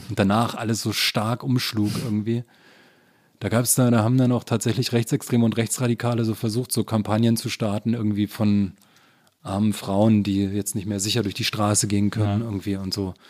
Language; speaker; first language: German; native; German